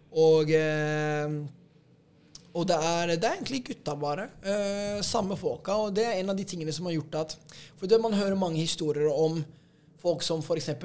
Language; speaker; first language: Norwegian; native; Norwegian